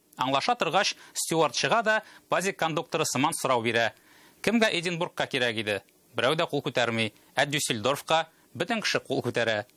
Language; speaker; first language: Tatar; native; Tatar